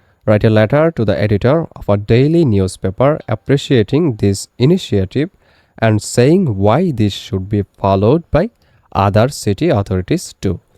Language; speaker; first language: English; non-native, local second language; Bangla